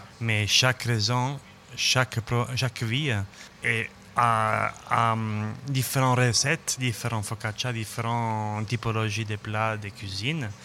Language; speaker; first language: French; non-native, learner; Italian